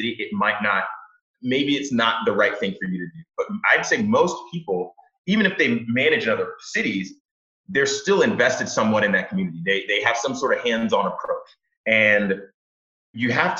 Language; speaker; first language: English; native; English